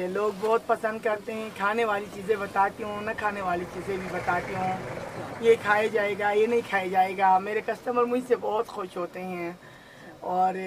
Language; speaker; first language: Urdu; non-native, local second language; Burmese